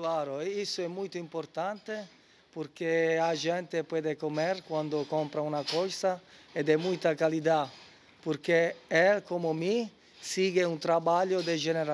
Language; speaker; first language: Portuguese; non-native, learner; Italian